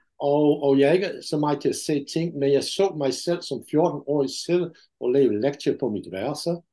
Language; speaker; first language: Danish; non-native, fluent; Dutch